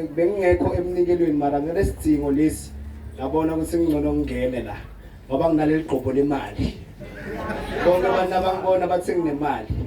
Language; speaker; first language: Zulu; non-native, local second language; Swati